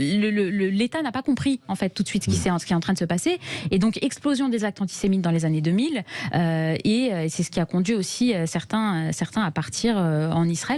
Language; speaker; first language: French; native; French